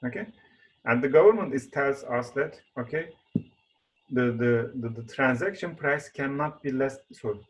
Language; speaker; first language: English; non-native, fluent; Turkish